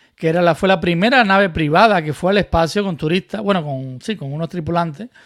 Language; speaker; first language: Spanish; native; Spanish